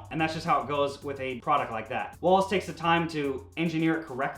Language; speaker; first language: English; native; English